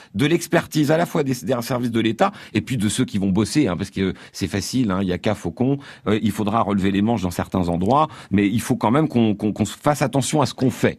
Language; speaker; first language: French; native; French